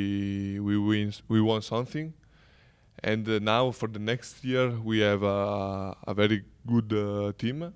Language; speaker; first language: English; non-native, learner; Italian